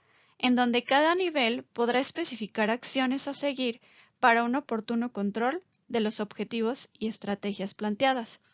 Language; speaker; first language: Spanish; native; Spanish